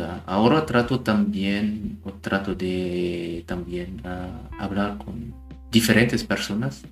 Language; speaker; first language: Spanish; non-native, learner; German